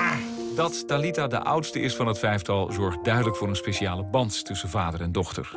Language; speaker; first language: Dutch; native; Dutch